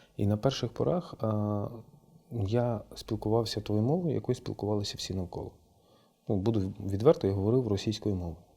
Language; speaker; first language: Ukrainian; non-native, local second language; Russian